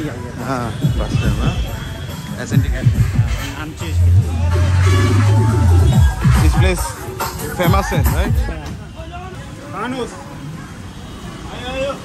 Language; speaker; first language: Hindi; non-native, learner; Bangla